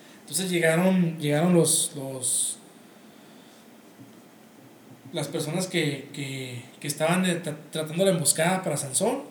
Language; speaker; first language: Spanish; native; Spanish